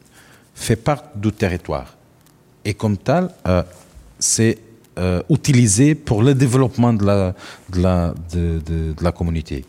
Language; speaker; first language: French; non-native, learner; Portuguese